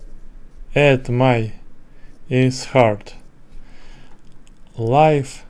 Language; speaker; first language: English; non-native, learner; Russian